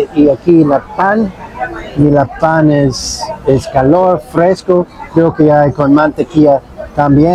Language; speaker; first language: Spanish; non-native, learner; English